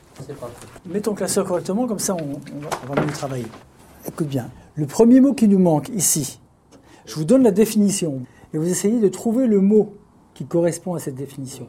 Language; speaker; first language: French; native; French